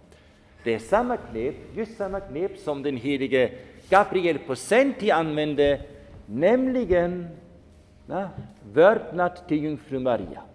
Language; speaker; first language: Swedish; non-native, fluent; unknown